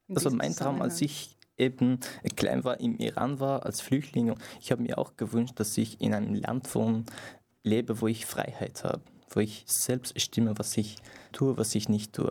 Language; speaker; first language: German; non-native, fluent; Persian